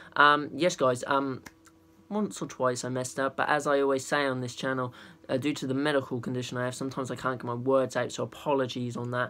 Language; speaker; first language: English; native; English